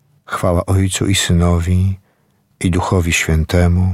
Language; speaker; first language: Polish; native; Polish